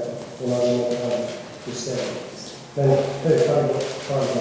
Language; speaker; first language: Swedish; non-native, fluent; Finnish